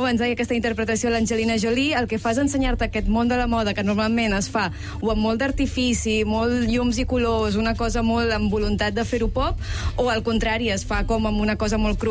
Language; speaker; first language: Catalan; native; Catalan